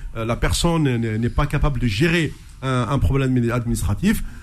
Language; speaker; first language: French; non-native, local second language; Arabic